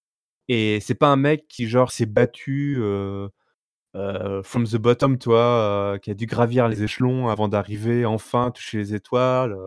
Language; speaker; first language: French; native; French